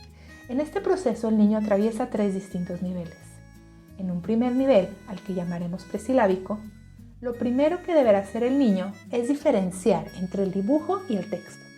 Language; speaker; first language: Spanish; native; Spanish